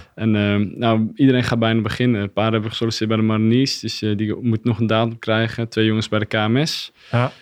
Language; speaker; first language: Dutch; native; Dutch